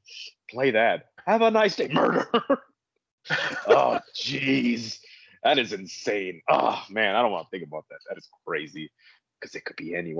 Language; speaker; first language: English; native; English